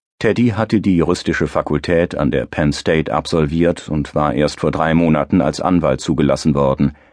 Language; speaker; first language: German; native; German